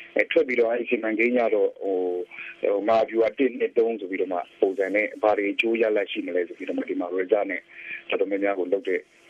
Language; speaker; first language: Burmese; native; Burmese